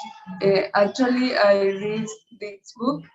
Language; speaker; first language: English; non-native, learner; Spanish